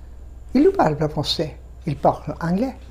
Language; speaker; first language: French; non-native, fluent; Bangla